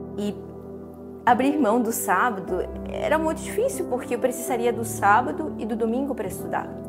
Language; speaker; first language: Portuguese; non-native, fluent; Spanish